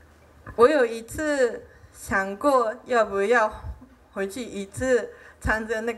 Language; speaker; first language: Chinese; non-native, fluent; Japanese